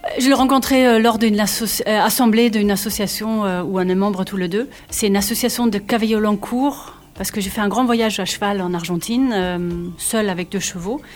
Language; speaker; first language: French; non-native, fluent; German